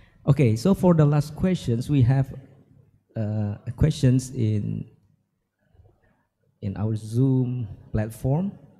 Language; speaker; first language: English; non-native, fluent; Indonesian